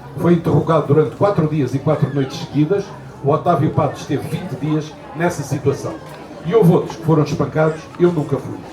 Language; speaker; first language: Portuguese; native; Portuguese